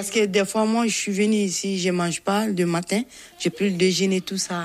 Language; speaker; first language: French; non-native, local second language; Bambara